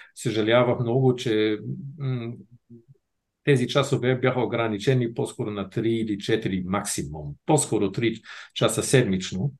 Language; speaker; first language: Bulgarian; non-native, fluent; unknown